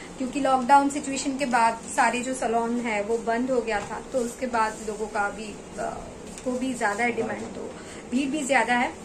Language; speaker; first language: Hindi; non-native, local second language; Bangla